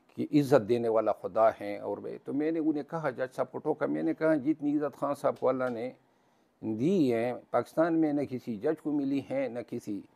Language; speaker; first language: Urdu; non-native, local second language; Pashto